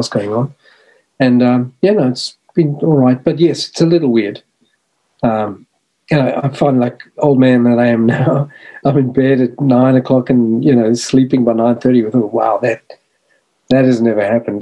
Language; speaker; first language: English; native; English